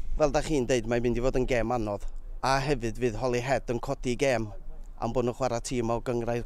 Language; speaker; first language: Welsh; non-native, local second language; English